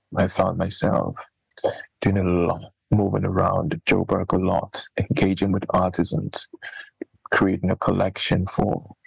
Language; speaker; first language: English; non-native, local second language; Akan